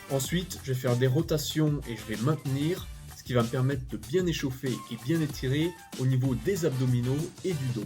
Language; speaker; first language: French; native; French